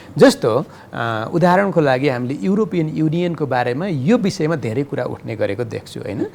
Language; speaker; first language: Nepali; native; Nepali